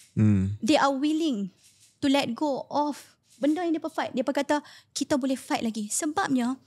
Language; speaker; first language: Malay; native; Malay